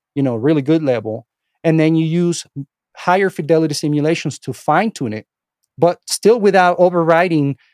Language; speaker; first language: English; non-native, fluent; Spanish